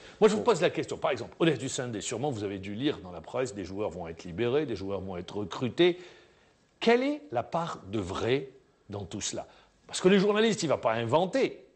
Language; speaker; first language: French; non-native, local second language; Arabic